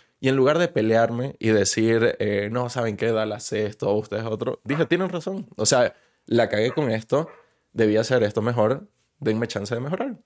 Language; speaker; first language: Spanish; native; Spanish